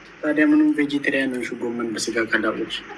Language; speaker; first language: English; non-native, learner; Oromo